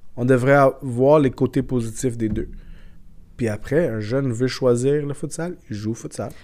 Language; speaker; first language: French; early bilingual, other home language; Portuguese